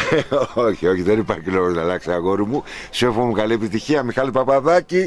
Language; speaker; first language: Greek; native; Greek